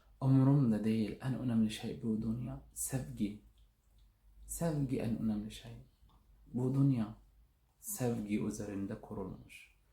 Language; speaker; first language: Turkish; non-native, learner; Arabic